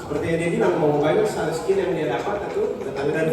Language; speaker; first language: Indonesian; native; Indonesian